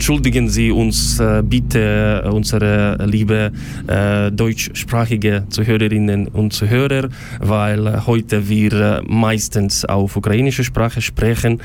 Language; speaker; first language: German; non-native, fluent; Ukrainian